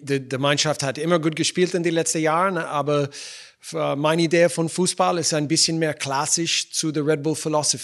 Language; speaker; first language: German; non-native, fluent; English